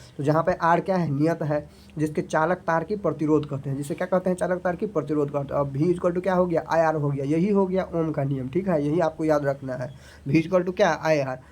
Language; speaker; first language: Hindi; native; Hindi